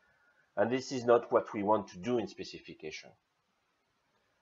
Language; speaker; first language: English; non-native, fluent; French